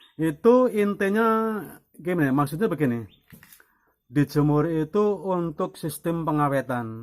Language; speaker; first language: Indonesian; non-native, local second language; Javanese